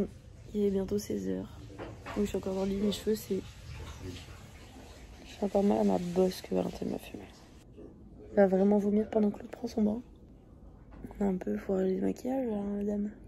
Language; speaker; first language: French; native; French